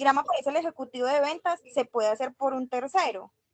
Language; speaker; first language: Spanish; native; Spanish